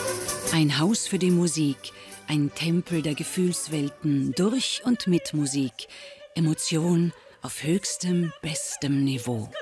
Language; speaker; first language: German; native; German